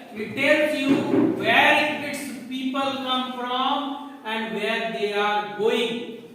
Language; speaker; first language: English; non-native, local second language; Hindi